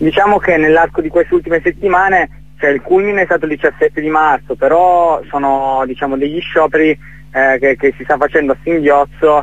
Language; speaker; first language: Italian; native; Italian